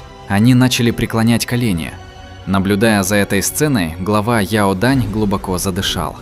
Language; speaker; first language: Russian; native; Russian